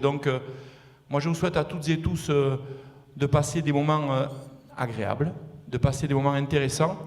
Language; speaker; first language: French; native; French